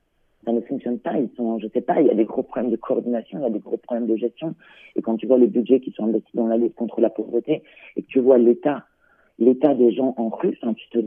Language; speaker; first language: French; native; French